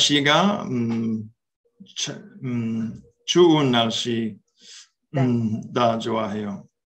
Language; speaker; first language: Korean; non-native, learner; English